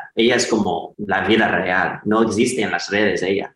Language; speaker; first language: Spanish; non-native, fluent; English